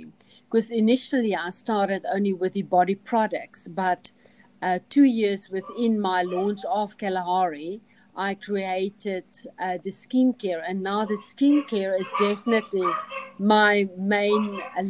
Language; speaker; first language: English; non-native, local second language; Afrikaans